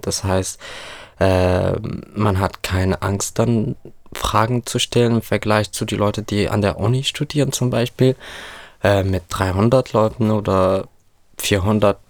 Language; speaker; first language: German; non-native, fluent; Arabic